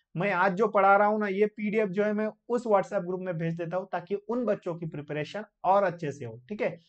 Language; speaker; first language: Hindi; non-native, local second language; Marathi